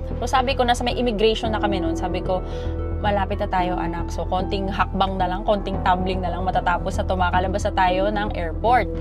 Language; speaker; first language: Filipino; native; Filipino